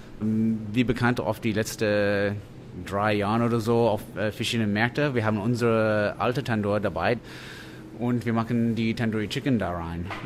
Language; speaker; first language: German; non-native, fluent; English